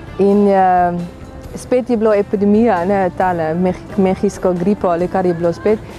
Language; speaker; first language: Slovenian; non-native, fluent; Dutch